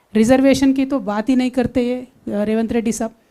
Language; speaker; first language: Hindi; non-native, local second language; Telugu